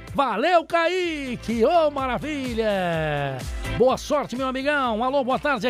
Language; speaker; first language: Portuguese; native; Portuguese